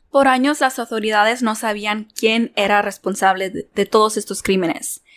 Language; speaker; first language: Spanish; early bilingual, heritage; Spanish